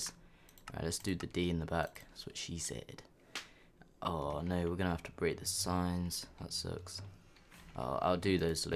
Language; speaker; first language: English; native; English